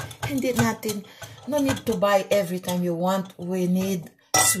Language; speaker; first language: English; non-native, local second language; Filipino